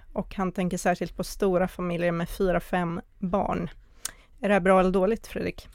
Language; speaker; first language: Swedish; native; Swedish